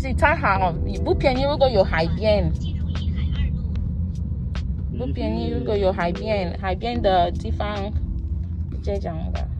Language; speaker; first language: Chinese; non-native, fluent; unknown